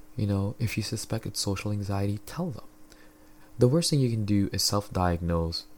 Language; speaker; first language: English; non-native, local second language; Filipino